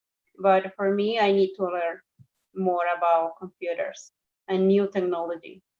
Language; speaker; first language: English; non-native, learner; Spanish